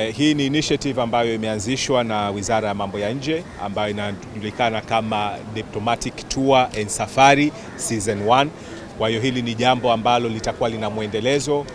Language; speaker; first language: Swahili; native; Swahili